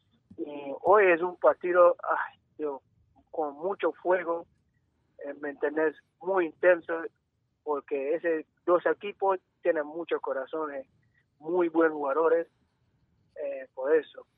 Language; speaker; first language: Spanish; non-native, learner; English